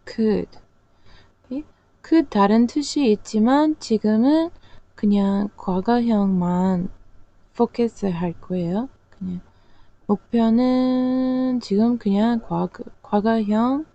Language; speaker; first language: Korean; non-native, learner; English